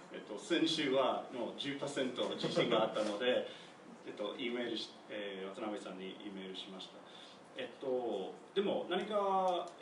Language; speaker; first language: Japanese; non-native, learner; English